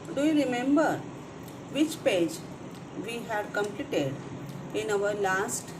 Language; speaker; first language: English; non-native, local second language; Marathi